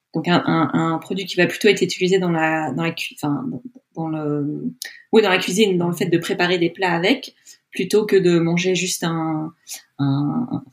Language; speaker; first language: French; native; French